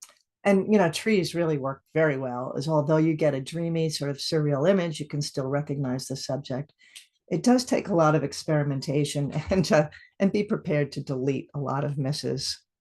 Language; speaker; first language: English; native; English